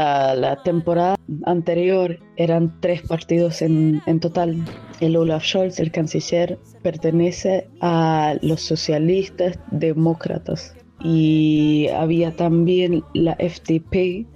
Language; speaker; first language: Spanish; non-native, fluent; German